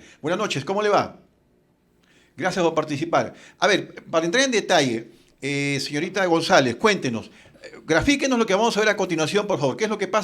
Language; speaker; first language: Spanish; native; Spanish